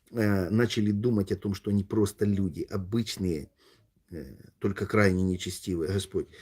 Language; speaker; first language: Russian; native; Russian